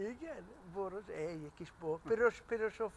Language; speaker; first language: Hungarian; non-native, learner; English